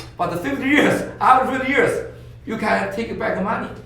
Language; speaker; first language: English; non-native, learner; Chinese